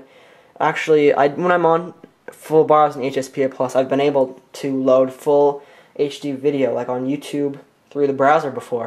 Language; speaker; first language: English; native; English